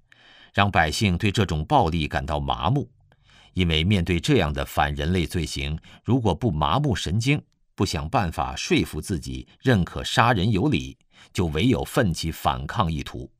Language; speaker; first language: Chinese; native; Chinese